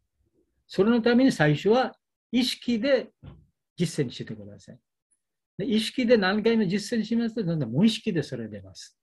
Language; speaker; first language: Japanese; non-native, learner; Bangla